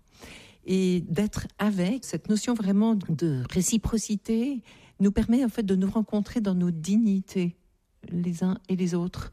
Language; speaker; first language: French; native; French